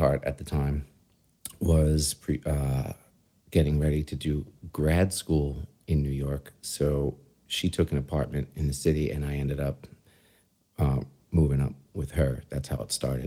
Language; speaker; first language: English; native; English